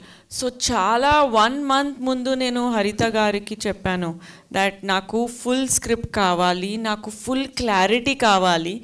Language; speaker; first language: Telugu; non-native, fluent; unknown